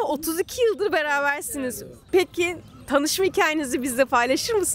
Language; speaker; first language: Turkish; native; Turkish